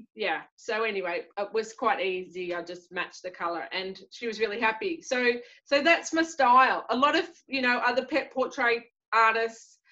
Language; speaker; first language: English; native; English